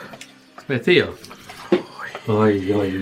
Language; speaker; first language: English; non-native, learner; Thai